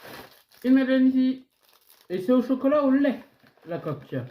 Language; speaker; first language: French; native; French